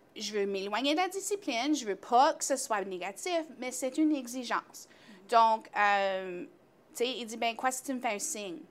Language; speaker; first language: French; native; French